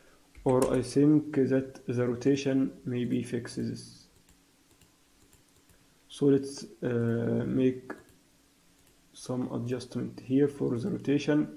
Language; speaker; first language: English; non-native, fluent; Arabic